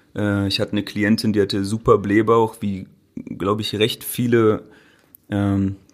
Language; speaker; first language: German; native; German